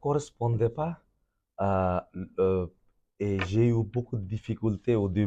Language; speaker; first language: French; non-native, fluent; Bangla